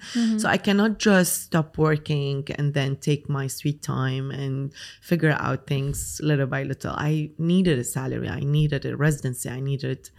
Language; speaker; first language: English; non-native, fluent; Arabic